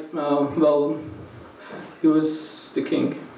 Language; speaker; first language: English; non-native, fluent; Persian